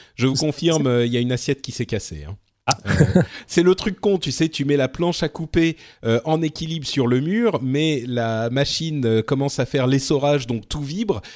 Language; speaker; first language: French; native; French